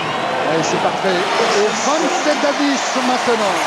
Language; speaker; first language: French; native; French